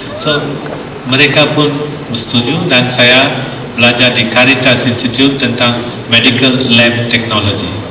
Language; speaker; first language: Malay; non-native, local second language; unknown